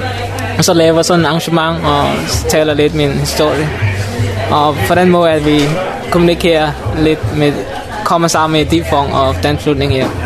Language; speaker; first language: Danish; non-native, learner; Mon